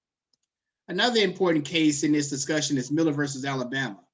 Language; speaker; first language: English; native; English